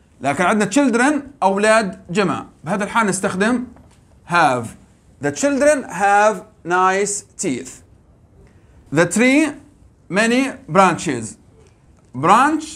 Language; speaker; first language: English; non-native, fluent; Arabic